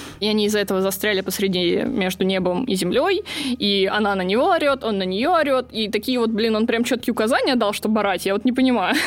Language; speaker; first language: Russian; native; Russian